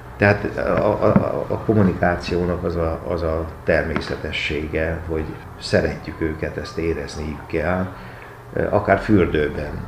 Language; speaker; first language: Hungarian; native; Hungarian